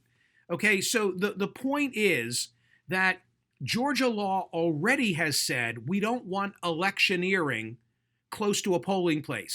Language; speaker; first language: English; native; English